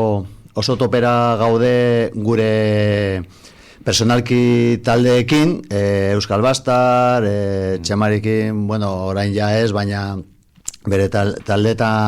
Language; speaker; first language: Basque; non-native, local second language; Spanish